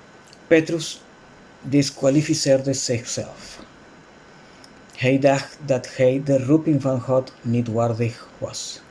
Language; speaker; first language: Dutch; non-native, fluent; Spanish